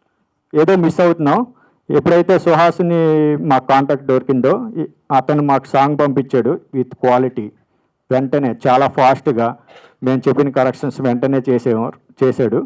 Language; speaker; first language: Telugu; native; Telugu